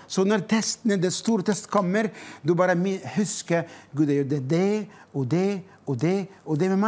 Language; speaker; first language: Swedish; non-native, fluent; Arabic